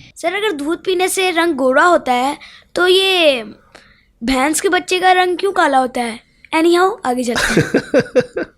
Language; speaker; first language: Urdu; native; Urdu